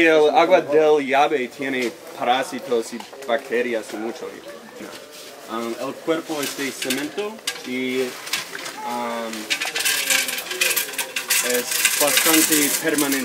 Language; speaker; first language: Spanish; non-native, learner; English